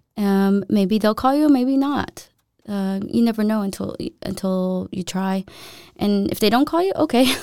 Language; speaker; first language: English; native; English